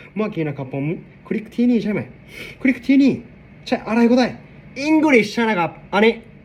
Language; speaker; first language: Thai; non-native, learner; Japanese